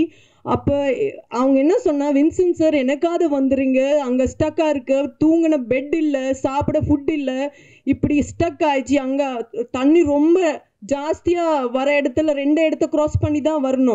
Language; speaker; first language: Tamil; non-native, learner; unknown